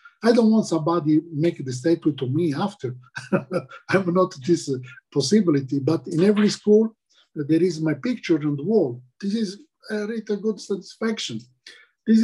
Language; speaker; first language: English; non-native, learner; Italian